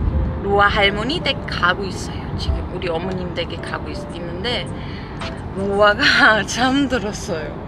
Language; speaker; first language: Korean; non-native, fluent; German